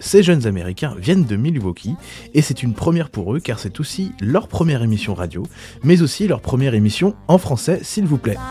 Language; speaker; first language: French; native; French